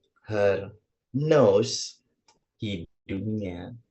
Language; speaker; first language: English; non-native, fluent; Indonesian